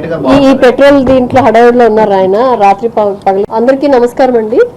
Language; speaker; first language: Telugu; native; Telugu